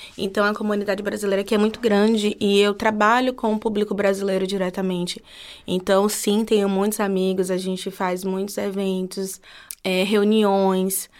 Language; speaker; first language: Portuguese; native; Portuguese